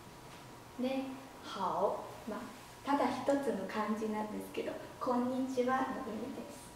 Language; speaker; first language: Japanese; non-native, fluent; Chinese